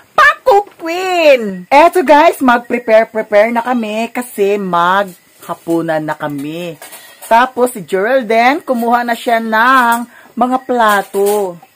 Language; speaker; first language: Filipino; non-native, local second language; Cebuano